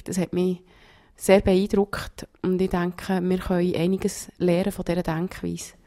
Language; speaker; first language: German; native; German